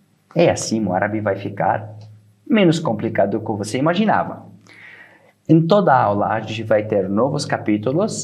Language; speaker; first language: Portuguese; non-native, fluent; Arabic